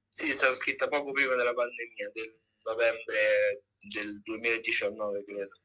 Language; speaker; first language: Italian; native; Italian